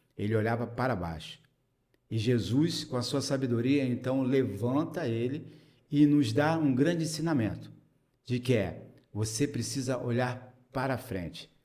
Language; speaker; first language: Portuguese; native; Portuguese